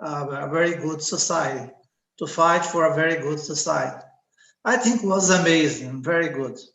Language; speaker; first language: English; non-native, learner; Portuguese